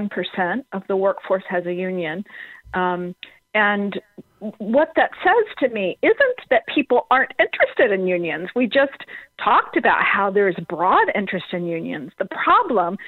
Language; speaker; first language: English; native; English